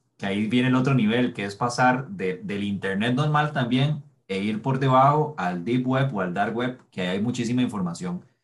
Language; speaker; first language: Spanish; native; Spanish